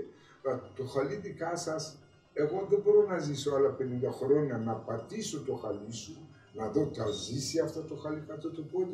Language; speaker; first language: Greek; non-native, learner; Persian